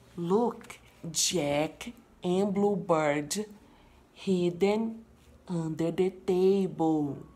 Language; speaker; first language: English; non-native, fluent; Portuguese